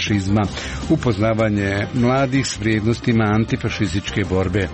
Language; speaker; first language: Croatian; native; Croatian